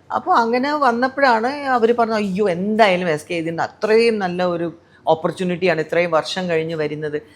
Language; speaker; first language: Malayalam; non-native, local second language; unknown